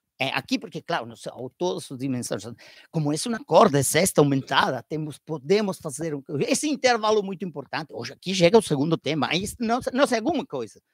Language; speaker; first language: Portuguese; non-native, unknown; Italian